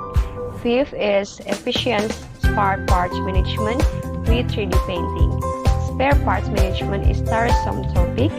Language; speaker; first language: English; non-native, learner; Indonesian